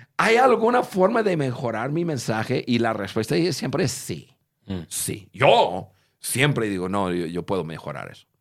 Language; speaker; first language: Spanish; non-native, fluent; English